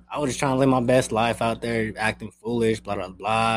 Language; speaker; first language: English; early bilingual, other home language; Spanish